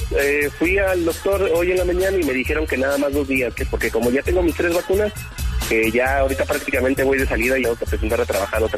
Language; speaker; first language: Spanish; native; Spanish